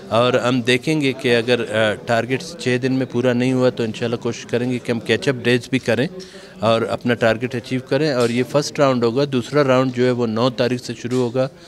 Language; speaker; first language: Urdu; non-native, local second language; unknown